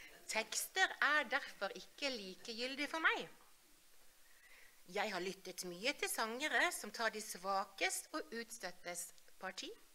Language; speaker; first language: Norwegian; native; Norwegian